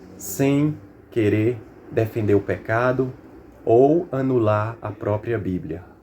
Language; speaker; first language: Portuguese; native; Portuguese